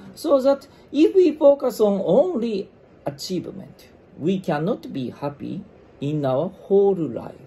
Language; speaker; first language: English; non-native, fluent; Japanese